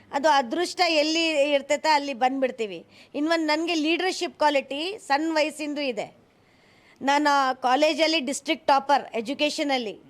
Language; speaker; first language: Kannada; non-native, local second language; Hindi